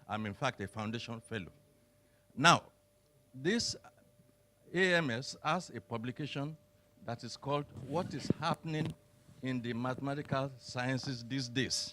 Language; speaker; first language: English; non-native, local second language; Yoruba